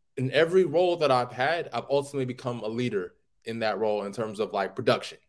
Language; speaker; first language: English; native; English